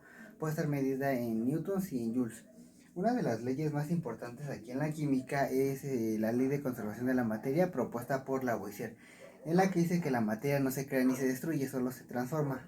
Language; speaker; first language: Spanish; native; Spanish